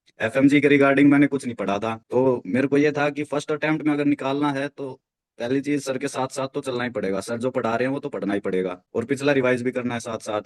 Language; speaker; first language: Hindi; native; Hindi